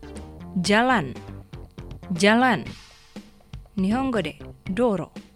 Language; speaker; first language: Japanese; non-native, fluent; Indonesian